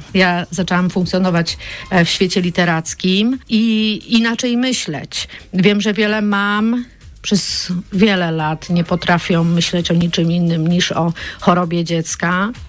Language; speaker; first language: Polish; native; Polish